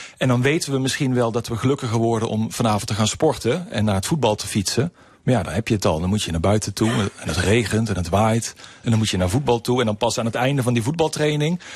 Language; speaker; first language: Dutch; native; Dutch